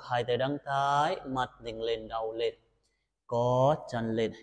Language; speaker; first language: Vietnamese; non-native, learner; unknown